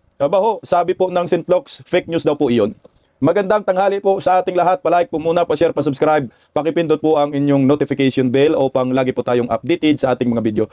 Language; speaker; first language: Filipino; non-native, local second language; Cebuano